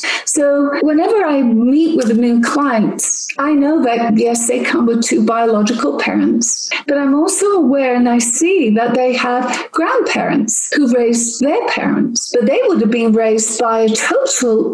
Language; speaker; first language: English; native; English